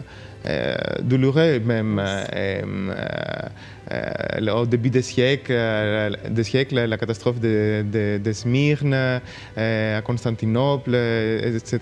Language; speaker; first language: French; non-native, local second language; Greek